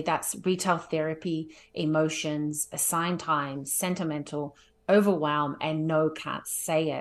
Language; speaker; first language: English; native; English